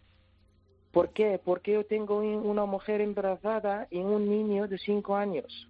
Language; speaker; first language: Spanish; non-native, learner; Persian